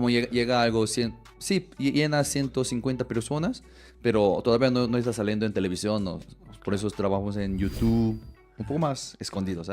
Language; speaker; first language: Spanish; non-native, fluent; Korean